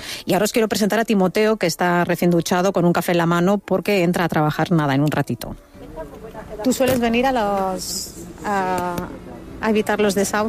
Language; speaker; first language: Spanish; native; Spanish